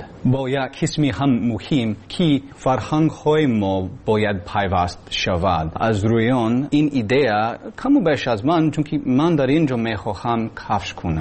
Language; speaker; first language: Persian; non-native, learner; English